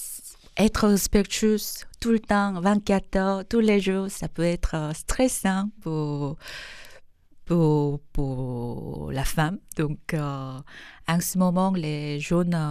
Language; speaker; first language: French; non-native, fluent; Korean